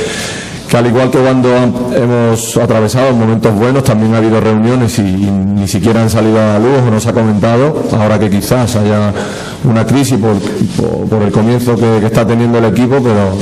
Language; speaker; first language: Spanish; native; Spanish